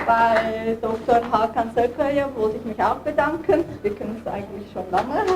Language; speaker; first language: German; non-native, fluent; Turkish